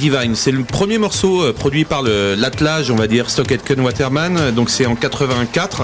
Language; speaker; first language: French; native; French